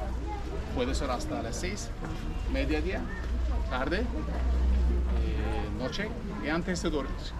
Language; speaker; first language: Spanish; non-native, learner; Turkish